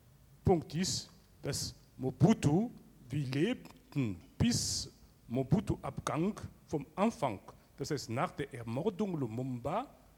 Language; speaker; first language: German; non-native, fluent; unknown